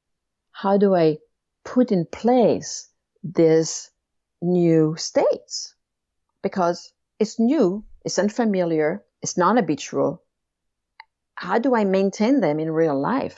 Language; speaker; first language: English; non-native, fluent; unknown